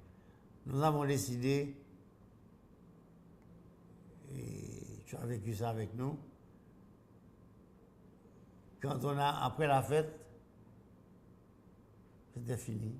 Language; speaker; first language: French; non-native, local second language; Haitian Creole